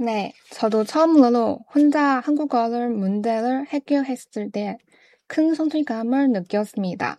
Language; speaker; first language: Korean; non-native, learner; Chinese